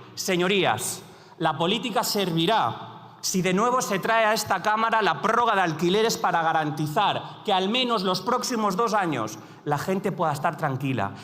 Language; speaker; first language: Spanish; native; Spanish